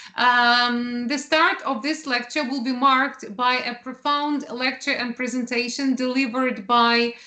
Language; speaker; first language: English; non-native, fluent; Ukrainian